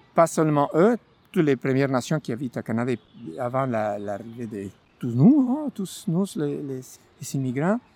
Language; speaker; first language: French; non-native, fluent; Spanish